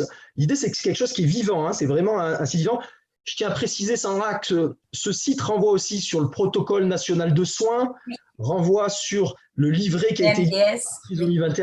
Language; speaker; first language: French; native; French